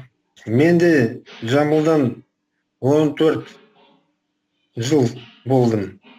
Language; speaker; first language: Kazakh; non-native, local second language; Russian